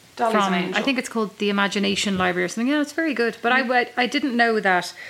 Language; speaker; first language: English; native; English